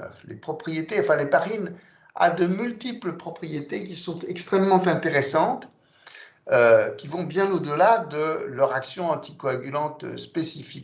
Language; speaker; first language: French; native; French